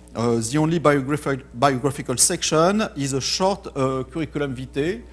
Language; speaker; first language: English; non-native, fluent; French